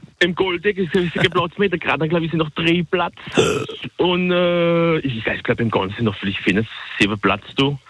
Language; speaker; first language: German; non-native, local second language; French